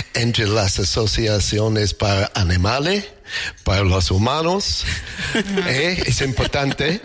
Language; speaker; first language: Spanish; non-native, fluent; English